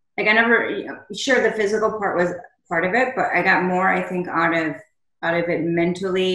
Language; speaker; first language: English; native; English